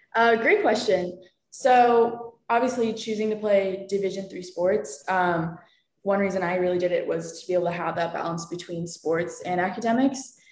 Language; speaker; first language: English; native; English